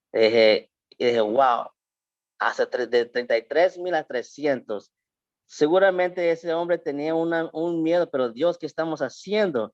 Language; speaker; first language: Spanish; early bilingual, heritage; Spanish